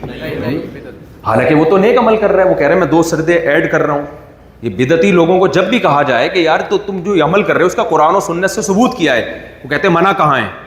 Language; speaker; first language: Urdu; native; Urdu